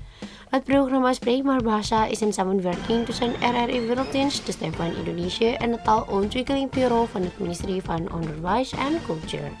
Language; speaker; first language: Dutch; non-native, learner; Indonesian